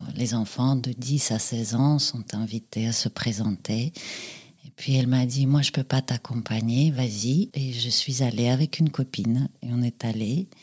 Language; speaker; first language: French; non-native, fluent; Russian